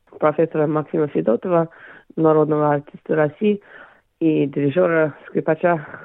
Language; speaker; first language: Russian; non-native, fluent; English